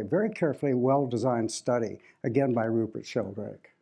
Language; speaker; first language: English; native; English